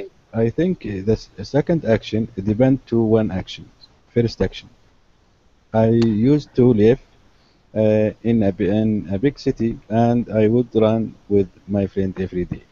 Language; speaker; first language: English; non-native, learner; Arabic